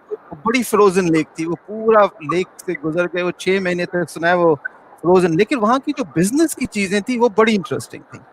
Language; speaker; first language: Urdu; non-native, local second language; Sindhi